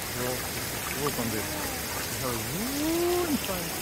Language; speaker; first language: English; non-native, learner; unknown